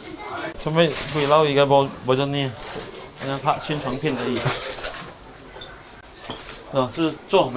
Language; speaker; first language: Chinese; native; Chinese